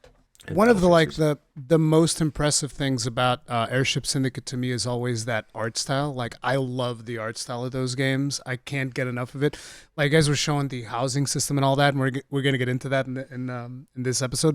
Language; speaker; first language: English; native; English